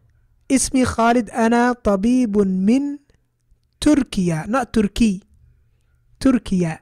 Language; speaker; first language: Arabic; non-native, fluent; English